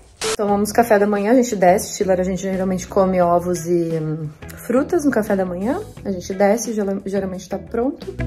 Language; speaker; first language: Portuguese; native; Portuguese